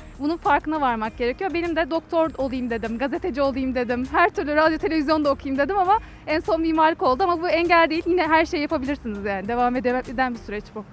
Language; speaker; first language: Turkish; native; Turkish